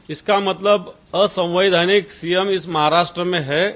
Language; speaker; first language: Hindi; non-native, local second language; Marathi